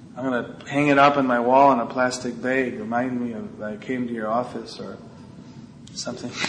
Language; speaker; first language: English; native; English